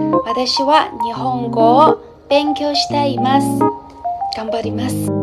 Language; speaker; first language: Japanese; non-native, learner; Chinese